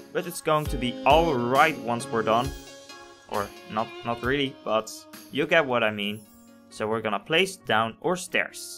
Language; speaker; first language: English; non-native, fluent; Dutch